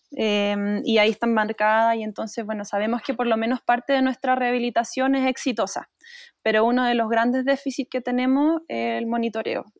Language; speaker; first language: Spanish; native; Spanish